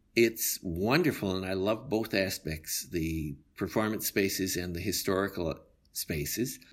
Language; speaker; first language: English; native; English